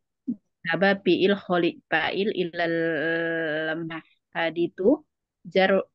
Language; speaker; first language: Arabic; non-native, learner; Malay